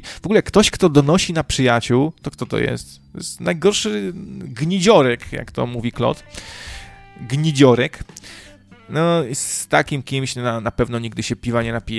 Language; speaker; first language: Polish; native; Polish